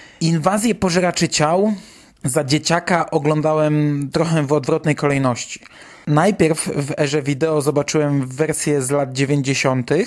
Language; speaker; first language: Polish; native; Polish